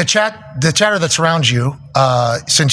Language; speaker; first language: English; native; English